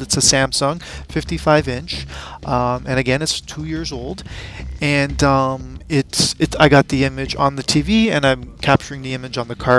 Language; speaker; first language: English; native; English